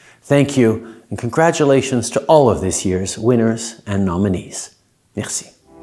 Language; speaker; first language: English; early bilingual, other home language; French